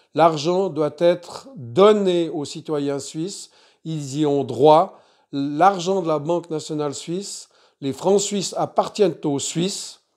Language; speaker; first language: French; native; French